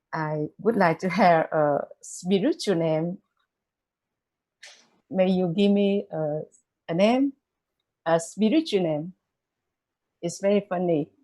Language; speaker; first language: English; non-native, learner; Vietnamese